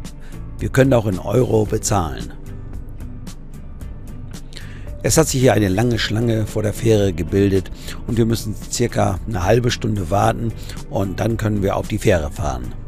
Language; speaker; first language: German; native; German